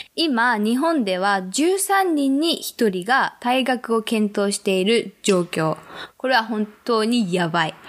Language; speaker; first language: Japanese; native; Japanese